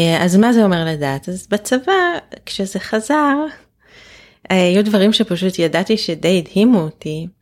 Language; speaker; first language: Hebrew; native; Hebrew